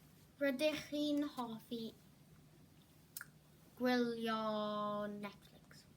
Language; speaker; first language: Welsh; non-native, local second language; English